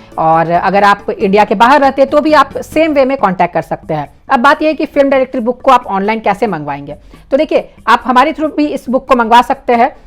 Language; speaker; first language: Hindi; native; Hindi